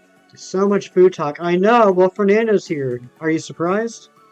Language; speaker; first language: English; native; English